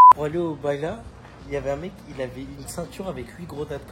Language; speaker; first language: French; native; French